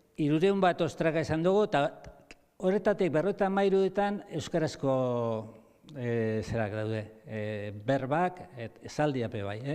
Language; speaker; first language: Basque; native; Basque